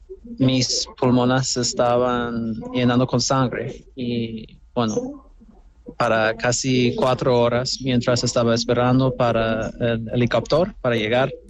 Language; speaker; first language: Spanish; non-native, fluent; English